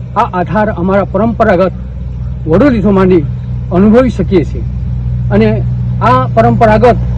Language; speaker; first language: Gujarati; non-native, local second language; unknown